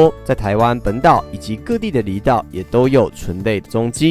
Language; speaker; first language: Chinese; native; Chinese